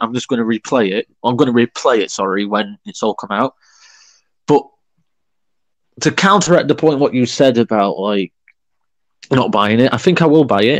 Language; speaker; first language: English; native; English